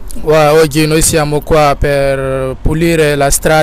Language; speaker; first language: Italian; non-native, learner; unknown